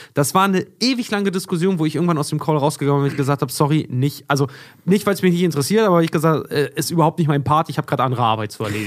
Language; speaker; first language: German; native; German